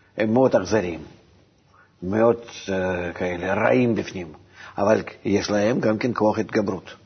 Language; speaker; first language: Hebrew; non-native, fluent; Russian